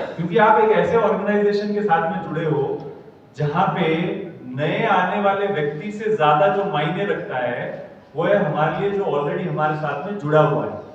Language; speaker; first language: Hindi; native; Hindi